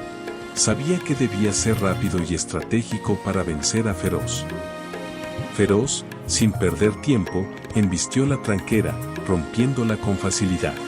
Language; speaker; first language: Spanish; native; Spanish